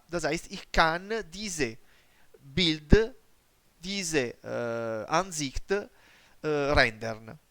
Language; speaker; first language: German; non-native, learner; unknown